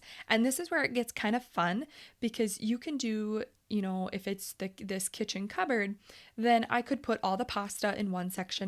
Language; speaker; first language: English; native; English